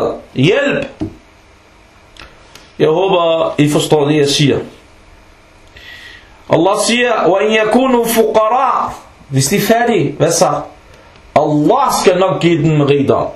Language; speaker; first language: Danish; non-native, local second language; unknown